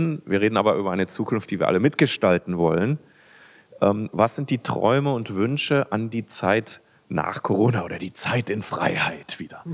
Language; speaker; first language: German; native; German